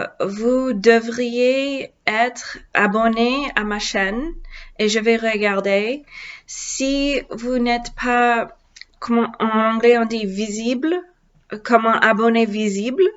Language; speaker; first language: French; non-native, learner; English